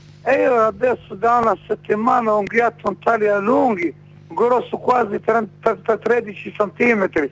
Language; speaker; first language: Italian; non-native, learner; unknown